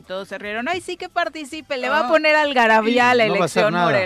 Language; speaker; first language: Spanish; native; Spanish